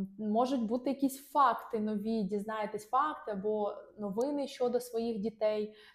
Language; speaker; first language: Ukrainian; non-native, local second language; Russian